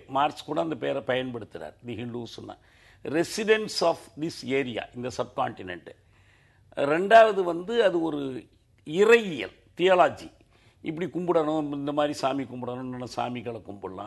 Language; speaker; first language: Tamil; native; Tamil